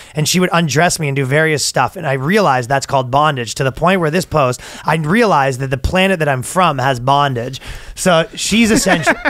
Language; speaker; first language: English; native; English